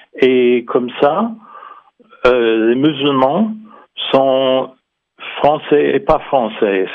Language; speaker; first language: French; non-native, fluent; English